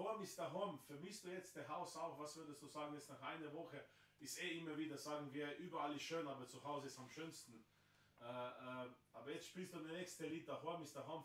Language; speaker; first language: German; non-native, fluent; Slovenian